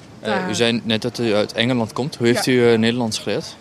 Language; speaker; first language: Dutch; native; Dutch